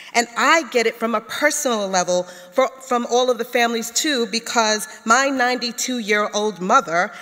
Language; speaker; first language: English; native; English